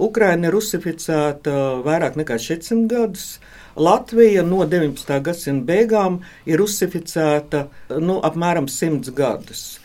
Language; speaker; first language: Latvian; native; Latvian